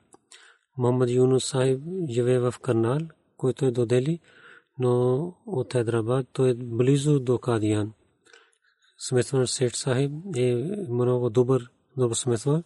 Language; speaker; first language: Bulgarian; non-native, learner; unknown